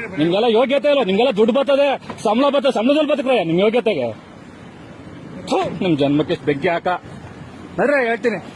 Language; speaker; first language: Kannada; native; Kannada